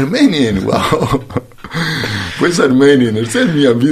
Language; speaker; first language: German; non-native, fluent; Spanish